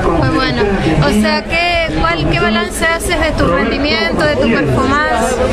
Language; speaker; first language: Spanish; native; Spanish